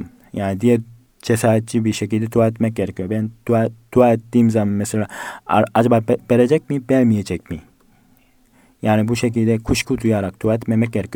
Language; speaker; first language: Turkish; non-native, fluent; Korean